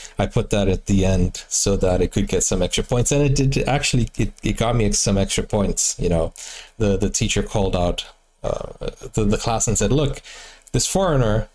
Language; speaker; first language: English; native; English